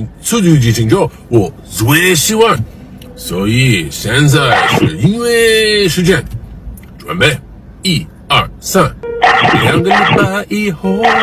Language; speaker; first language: Chinese; non-native, learner; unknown